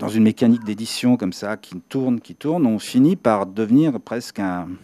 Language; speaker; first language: French; non-native, fluent; Serbian